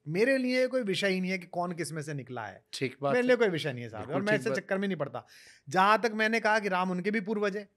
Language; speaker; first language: Hindi; native; Hindi